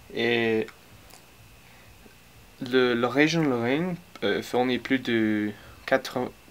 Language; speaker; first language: French; non-native, learner; English